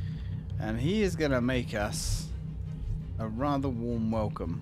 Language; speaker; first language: English; native; English